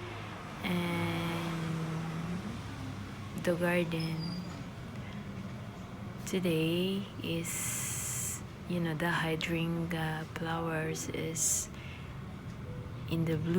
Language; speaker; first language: English; non-native, local second language; Cebuano